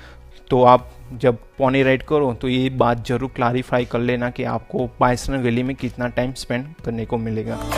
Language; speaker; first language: Hindi; native; Hindi